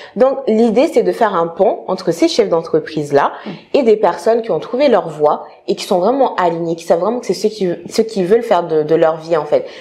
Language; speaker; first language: French; non-native, local second language; Bambara